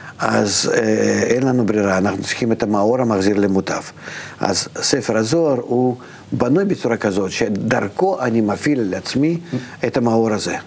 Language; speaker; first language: Hebrew; non-native, fluent; Russian